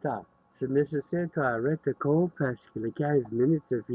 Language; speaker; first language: French; non-native, learner; English